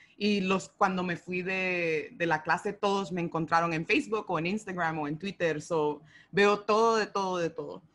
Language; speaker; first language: Spanish; early bilingual, heritage; Spanish